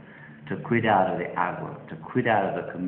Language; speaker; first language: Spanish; non-native, learner; English